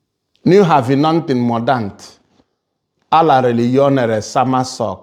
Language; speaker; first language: Swedish; non-native, fluent; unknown